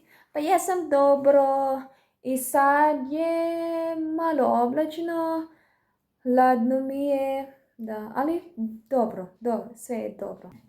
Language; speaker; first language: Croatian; non-native, learner; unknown